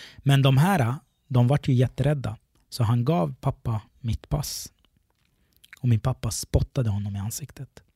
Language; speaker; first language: Swedish; early bilingual, other home language; Arabic